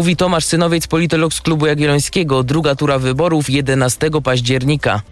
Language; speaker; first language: Polish; native; Polish